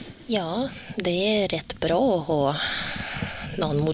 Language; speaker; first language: Swedish; non-native, learner; Russian